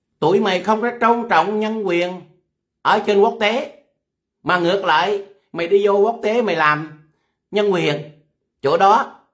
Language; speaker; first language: Vietnamese; non-native, local second language; Khmer